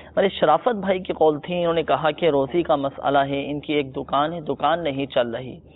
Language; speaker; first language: Urdu; native; Urdu